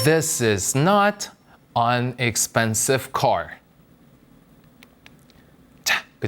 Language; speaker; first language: English; non-native, fluent; Korean